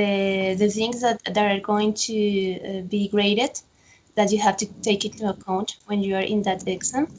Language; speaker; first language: English; non-native, fluent; Spanish